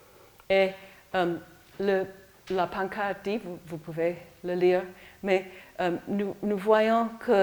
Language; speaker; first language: French; non-native, learner; English